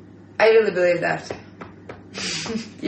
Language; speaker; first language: English; non-native, fluent; Turkish